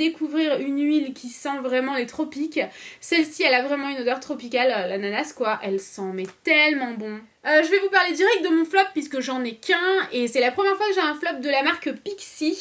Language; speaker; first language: French; native; French